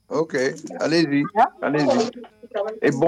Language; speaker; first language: French; non-native, learner; Dutch